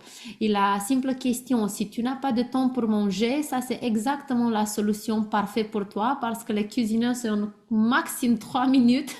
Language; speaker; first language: French; non-native, learner; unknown